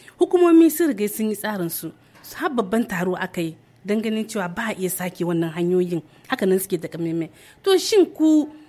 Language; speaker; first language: Hausa; native; Hausa